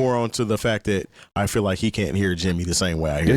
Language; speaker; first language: English; native; English